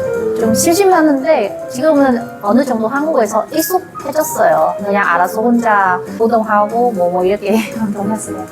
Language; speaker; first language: Korean; non-native, learner; Vietnamese